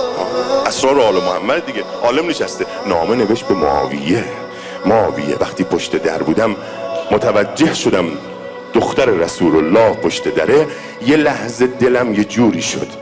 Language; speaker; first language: Persian; native; Persian